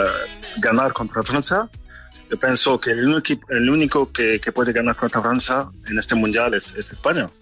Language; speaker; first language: Spanish; non-native, fluent; French